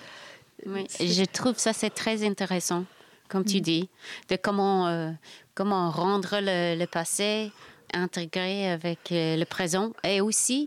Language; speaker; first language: French; non-native, fluent; English